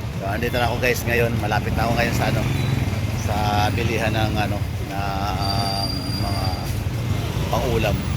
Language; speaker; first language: Filipino; native; Filipino